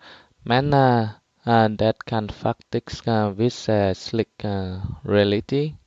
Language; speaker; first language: Norwegian; non-native, fluent; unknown